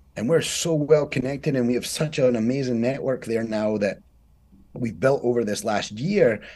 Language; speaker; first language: English; native; English